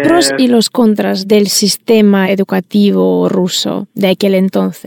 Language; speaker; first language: Spanish; non-native, fluent; Russian